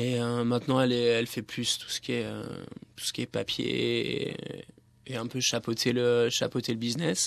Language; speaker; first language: French; native; French